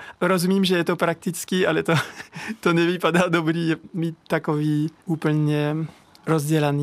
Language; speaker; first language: Czech; non-native, learner; French